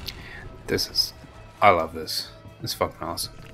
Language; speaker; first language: English; native; English